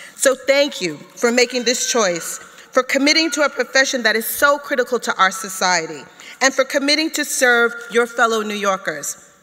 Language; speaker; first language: English; native; English